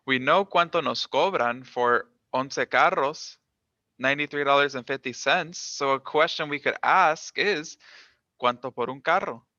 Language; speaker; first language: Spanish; early bilingual, other home language; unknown